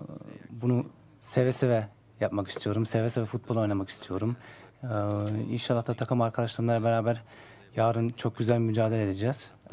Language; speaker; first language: Turkish; early bilingual, heritage; Turkish